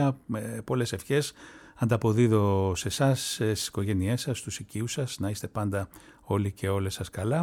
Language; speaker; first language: Greek; native; Greek